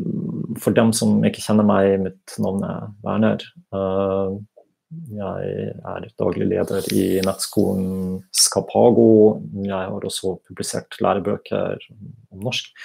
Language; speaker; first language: Norwegian; non-native, fluent; German